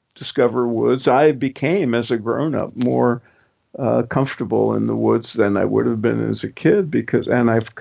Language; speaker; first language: English; native; English